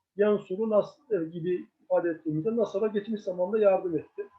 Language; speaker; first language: Turkish; native; Turkish